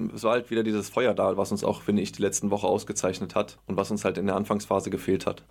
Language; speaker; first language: German; native; German